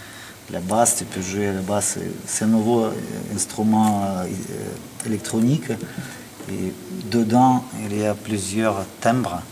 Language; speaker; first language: French; non-native, learner; Russian